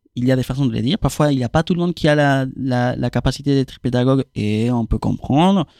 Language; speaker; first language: French; non-native, fluent; Spanish